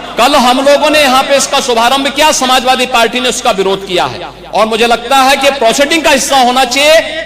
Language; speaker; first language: Hindi; native; Hindi